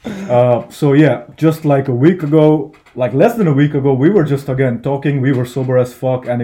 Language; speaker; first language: English; non-native, local second language; Hindi